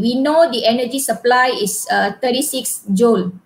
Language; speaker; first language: English; non-native, local second language; Malay